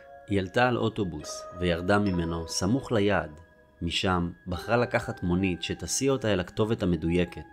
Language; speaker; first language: Hebrew; native; Hebrew